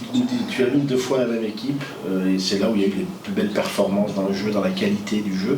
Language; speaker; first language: French; native; French